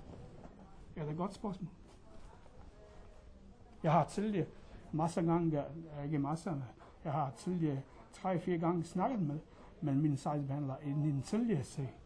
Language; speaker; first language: Danish; non-native, learner; Croatian